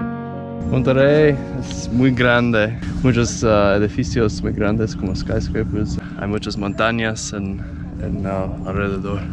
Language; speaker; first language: Spanish; non-native, learner; English